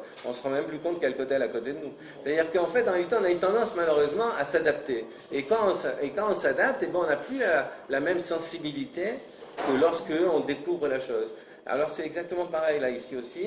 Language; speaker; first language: French; native; French